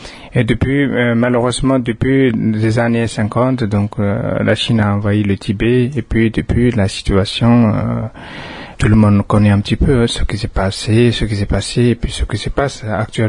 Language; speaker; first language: French; non-native, fluent; Tibetan